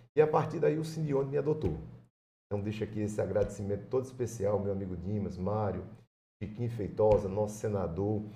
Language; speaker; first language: Portuguese; native; Portuguese